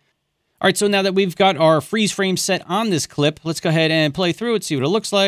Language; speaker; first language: English; native; English